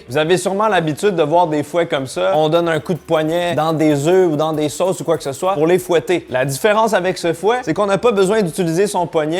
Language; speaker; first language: French; native; French